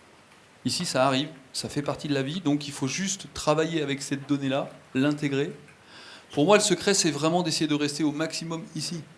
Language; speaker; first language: French; native; French